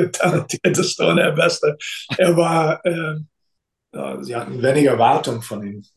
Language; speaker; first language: German; non-native, fluent; English